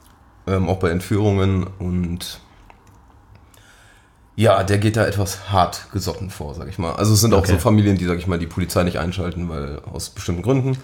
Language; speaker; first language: German; native; German